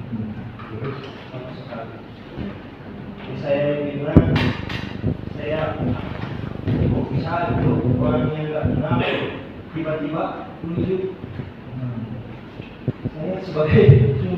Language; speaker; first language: Indonesian; non-native, local second language; Sundanese